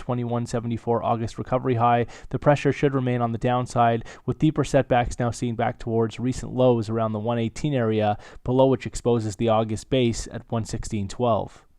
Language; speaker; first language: English; native; English